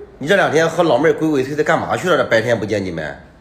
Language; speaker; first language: Chinese; native; Chinese